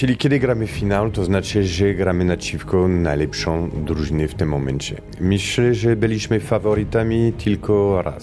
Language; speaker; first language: Polish; non-native, fluent; Italian